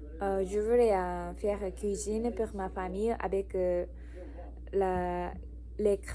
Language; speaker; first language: French; non-native, learner; Japanese